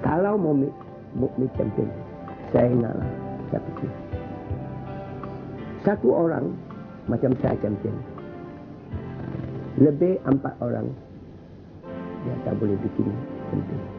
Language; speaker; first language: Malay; non-native, local second language; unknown